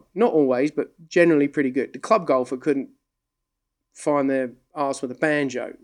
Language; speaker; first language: English; native; English